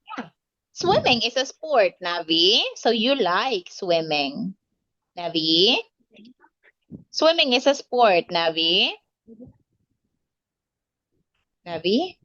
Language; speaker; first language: English; non-native, local second language; Filipino